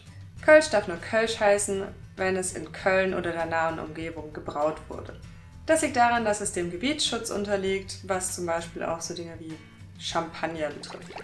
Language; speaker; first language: German; native; German